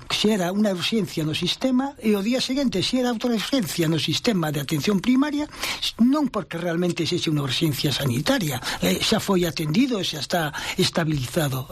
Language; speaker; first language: Galician; non-native, local second language; Spanish